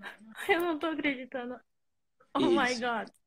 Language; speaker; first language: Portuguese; non-native, learner; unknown